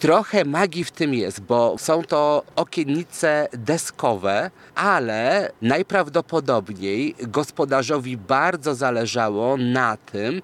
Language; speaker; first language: Polish; native; Polish